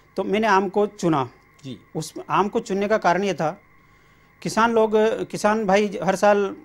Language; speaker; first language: Hindi; native; Hindi